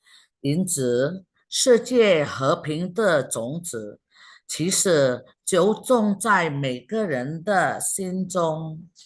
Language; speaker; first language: Chinese; non-native, fluent; Indonesian